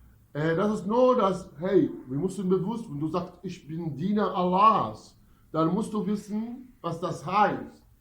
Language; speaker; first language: German; non-native, fluent; Arabic